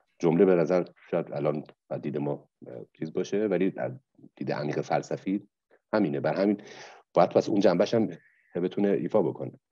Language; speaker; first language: Persian; native; Persian